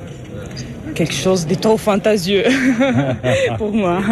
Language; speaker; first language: French; non-native, learner; Italian